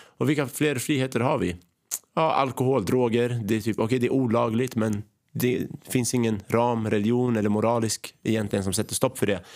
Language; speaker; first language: Swedish; early bilingual, other home language; Arabic